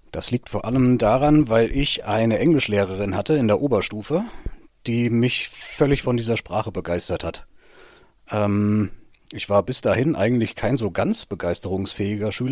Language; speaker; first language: German; native; German